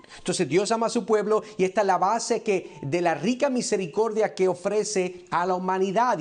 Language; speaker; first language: Spanish; early bilingual, heritage; Spanish